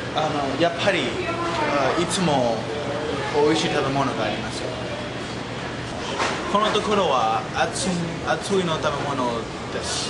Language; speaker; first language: Japanese; non-native, learner; English